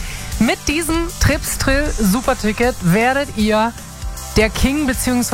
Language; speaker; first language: German; native; German